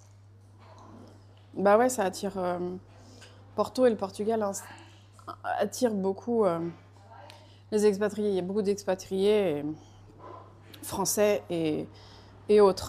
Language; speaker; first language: French; native; French